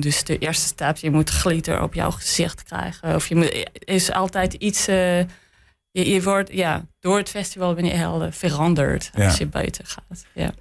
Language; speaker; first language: Dutch; non-native, learner; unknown